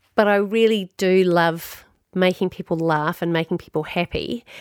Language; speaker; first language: English; native; English